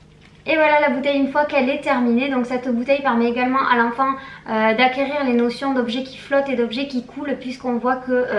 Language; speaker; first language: French; native; French